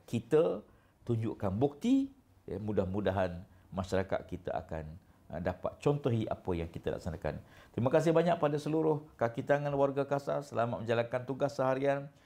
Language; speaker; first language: Malay; native; Malay